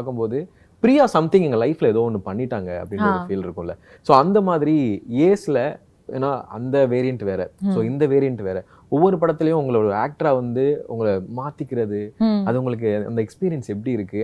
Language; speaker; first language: Tamil; native; Tamil